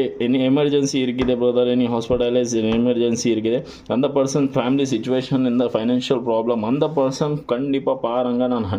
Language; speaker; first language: Tamil; non-native, local second language; Malayalam